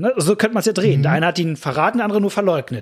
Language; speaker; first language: German; native; German